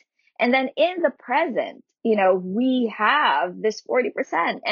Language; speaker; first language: English; non-native, local second language; Filipino